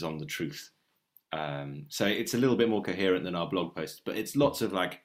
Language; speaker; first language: English; native; English